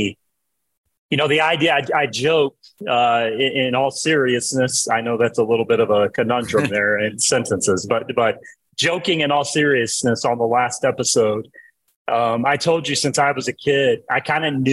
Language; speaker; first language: English; native; English